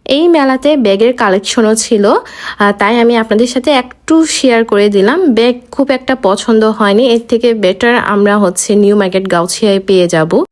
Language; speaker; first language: Bangla; native; Bangla